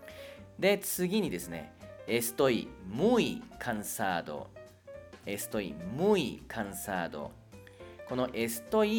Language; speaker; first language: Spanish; non-native, fluent; Japanese